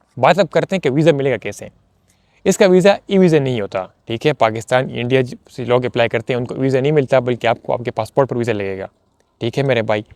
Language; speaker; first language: Urdu; non-native, local second language; Punjabi